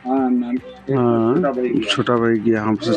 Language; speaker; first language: Hindi; non-native, local second language; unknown